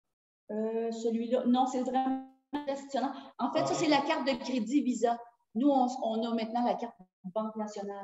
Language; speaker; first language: French; native; French